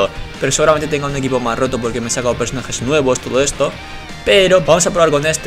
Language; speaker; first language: Spanish; native; Spanish